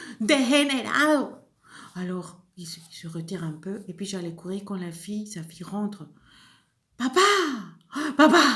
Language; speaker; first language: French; non-native, fluent; Spanish